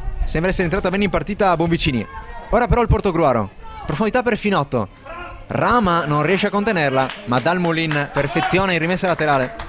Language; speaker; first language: Italian; native; Italian